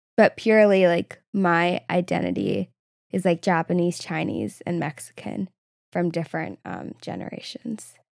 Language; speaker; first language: English; native; English